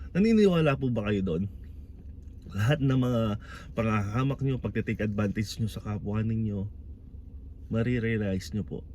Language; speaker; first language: Filipino; native; Filipino